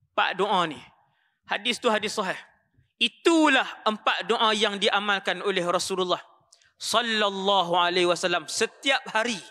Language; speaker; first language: Malay; native; Malay